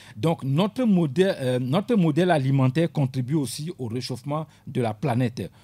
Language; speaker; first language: French; non-native, local second language; Ewe